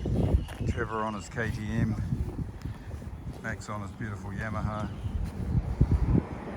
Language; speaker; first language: English; native; English